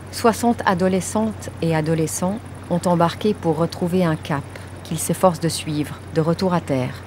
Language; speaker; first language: French; native; French